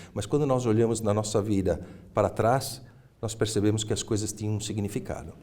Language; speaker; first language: Portuguese; early bilingual, other home language; Italian